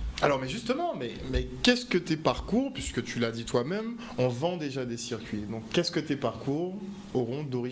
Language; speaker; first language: French; native; French